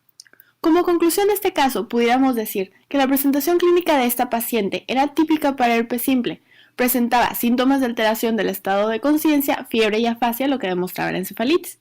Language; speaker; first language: Spanish; native; Spanish